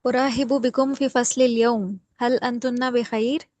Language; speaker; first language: Arabic; non-native, fluent; Urdu